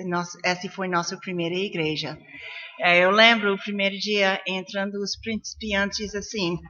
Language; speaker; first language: Portuguese; non-native, fluent; English